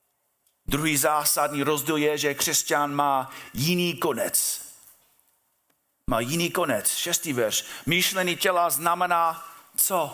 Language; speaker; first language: Czech; non-native, fluent; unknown